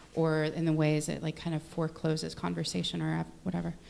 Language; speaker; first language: English; native; English